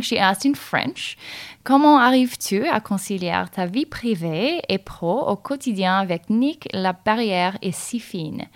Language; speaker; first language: French; non-native, fluent; English